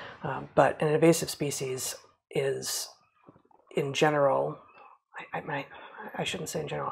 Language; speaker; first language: English; native; English